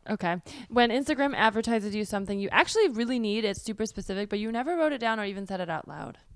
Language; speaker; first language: English; early bilingual, other home language; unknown